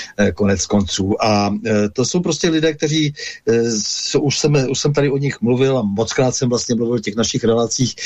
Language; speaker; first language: Czech; native; Czech